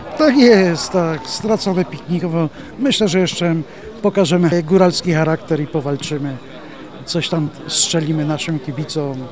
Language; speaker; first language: Polish; native; Polish